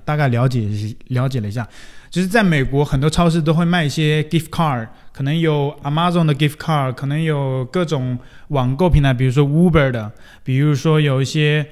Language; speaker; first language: Chinese; native; Chinese